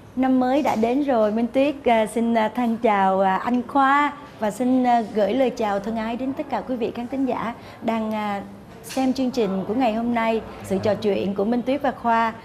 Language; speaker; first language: Vietnamese; native; Vietnamese